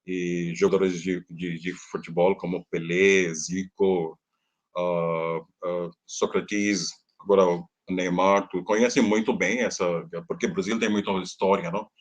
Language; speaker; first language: Portuguese; non-native, learner; Hindi